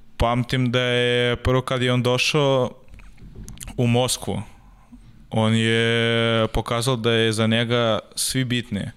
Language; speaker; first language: Serbian; non-native, learner; Russian